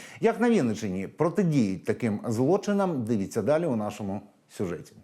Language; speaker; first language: Ukrainian; native; Ukrainian